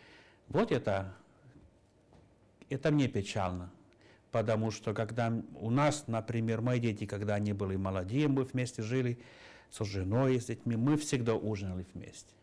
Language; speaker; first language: Russian; non-native, fluent; Finnish